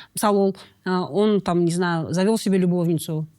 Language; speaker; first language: Russian; non-native, local second language; Kazakh